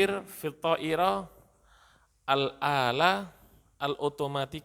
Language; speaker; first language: Arabic; non-native, fluent; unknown